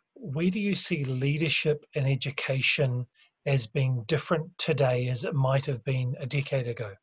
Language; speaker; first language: English; native; English